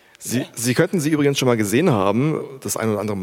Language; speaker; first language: German; native; German